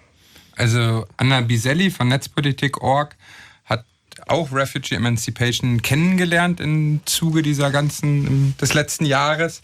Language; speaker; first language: German; native; German